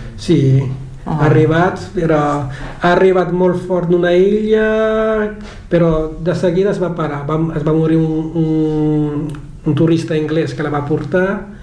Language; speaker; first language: Catalan; non-native, fluent; Kabuverdianu